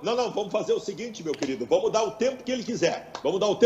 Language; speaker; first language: Portuguese; native; Portuguese